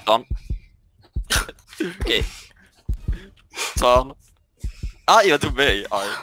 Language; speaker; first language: Swedish; native; Swedish